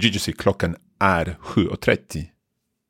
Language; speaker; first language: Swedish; non-native, learner; English